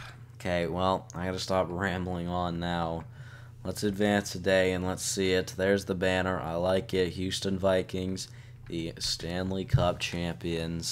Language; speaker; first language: English; native; English